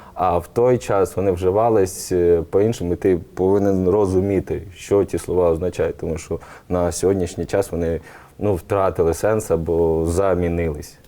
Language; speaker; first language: Ukrainian; native; Ukrainian